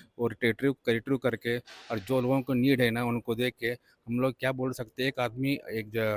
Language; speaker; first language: Hindi; non-native, local second language; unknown